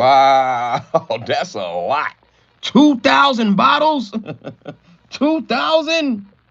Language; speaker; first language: English; native; English